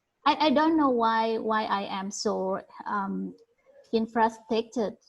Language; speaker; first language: English; non-native, learner; Thai